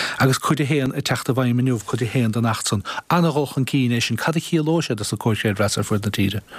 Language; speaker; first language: Irish; native; Irish